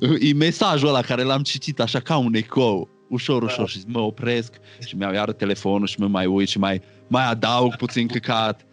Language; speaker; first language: Romanian; native; Romanian